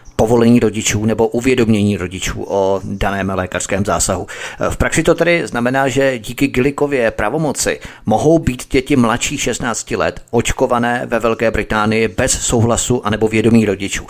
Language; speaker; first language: Czech; native; Czech